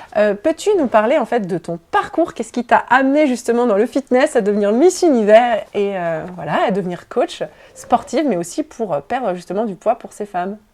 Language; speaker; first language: French; native; French